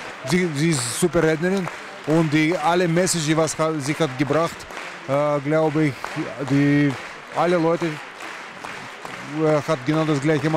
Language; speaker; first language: German; non-native, learner; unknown